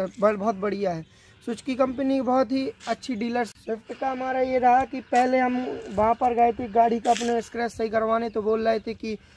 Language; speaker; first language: Hindi; native; Hindi